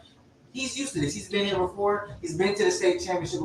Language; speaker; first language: English; native; English